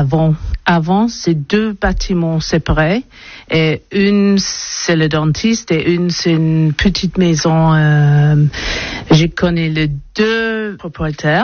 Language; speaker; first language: French; non-native, learner; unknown